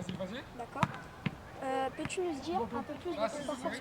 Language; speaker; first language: French; native; French